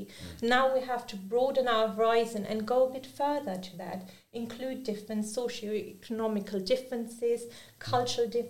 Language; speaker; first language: English; non-native, fluent; German